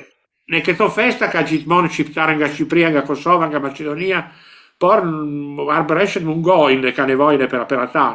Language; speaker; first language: Albanian; non-native, learner; Italian